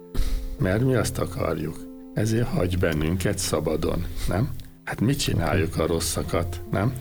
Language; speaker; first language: Hungarian; native; Hungarian